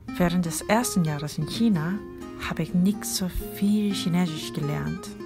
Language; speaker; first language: German; non-native, learner; Korean